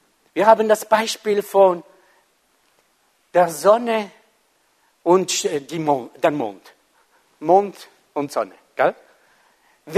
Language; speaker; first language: German; non-native, fluent; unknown